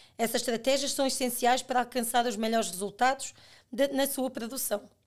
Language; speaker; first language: Portuguese; native; Portuguese